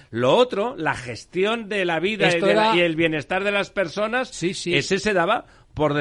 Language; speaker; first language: Spanish; native; Spanish